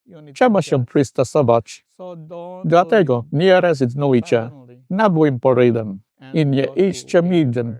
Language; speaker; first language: Polish; non-native, fluent; Filipino